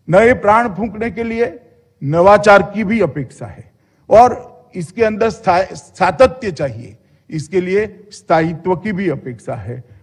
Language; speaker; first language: Hindi; non-native, local second language; Gujarati